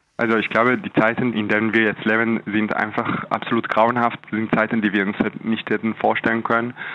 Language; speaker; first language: German; non-native, fluent; Hebrew